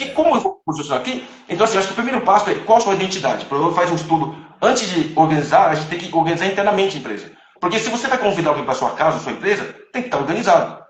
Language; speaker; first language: Portuguese; non-native, fluent; Chinese